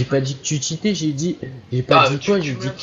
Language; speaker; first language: French; native; French